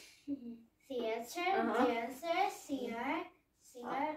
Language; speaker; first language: English; non-native, learner; Russian